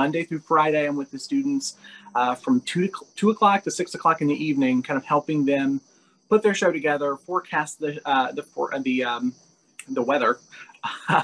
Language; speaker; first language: English; native; English